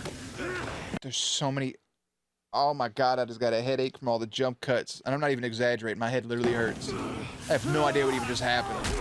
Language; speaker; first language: English; native; English